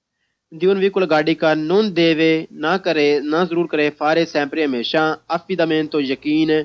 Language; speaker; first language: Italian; non-native, learner; Urdu